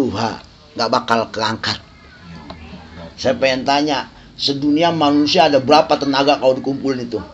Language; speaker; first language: Indonesian; native; Indonesian